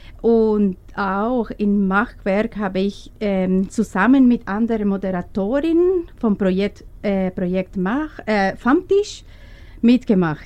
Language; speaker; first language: German; non-native, learner; Spanish